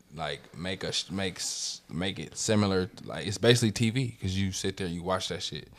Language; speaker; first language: English; native; English